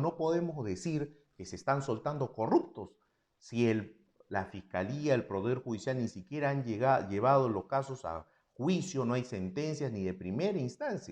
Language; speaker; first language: Spanish; native; Spanish